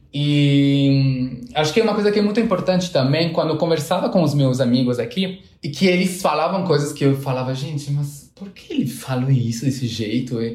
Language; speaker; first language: Portuguese; non-native, fluent; French